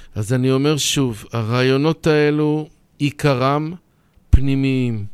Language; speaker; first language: Hebrew; native; Hebrew